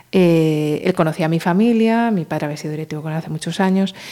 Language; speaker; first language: Spanish; native; Spanish